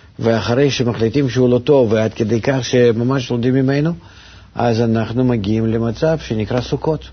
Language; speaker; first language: Hebrew; non-native, fluent; Russian